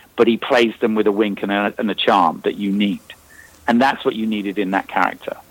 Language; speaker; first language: English; native; English